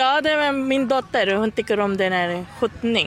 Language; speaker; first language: Swedish; non-native, learner; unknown